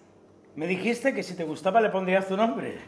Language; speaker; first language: Spanish; native; Spanish